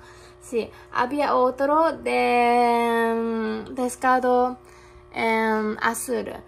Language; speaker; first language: Spanish; non-native, learner; Japanese